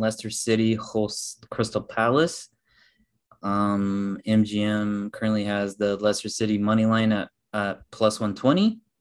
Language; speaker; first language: English; early bilingual, other home language; Spanish